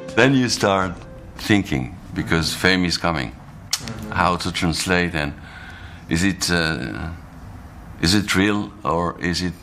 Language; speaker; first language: English; non-native, fluent; Arabic